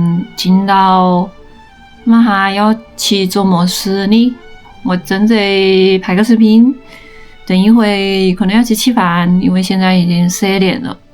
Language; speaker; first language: Chinese; non-native, local second language; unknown